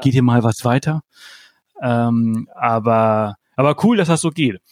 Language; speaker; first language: German; native; German